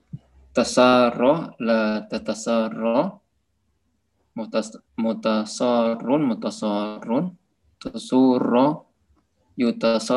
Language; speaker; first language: Arabic; non-native, learner; Indonesian